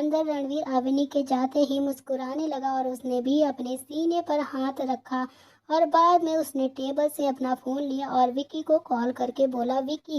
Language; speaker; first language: Hindi; native; Hindi